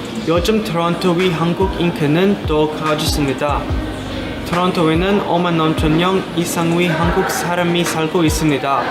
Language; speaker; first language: Korean; early bilingual, heritage; English